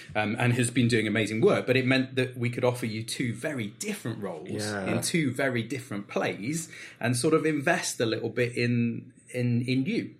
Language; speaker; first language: English; native; English